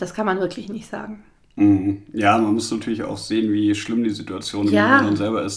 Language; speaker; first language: German; native; German